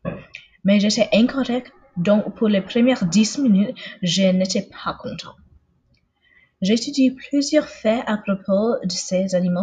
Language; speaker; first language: French; non-native, local second language; English